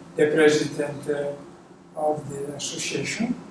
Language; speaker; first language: English; non-native, fluent; Italian